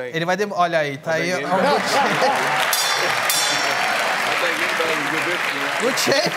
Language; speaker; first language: Portuguese; native; Portuguese